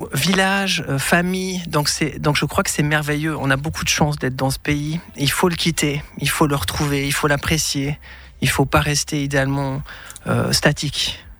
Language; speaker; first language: French; native; French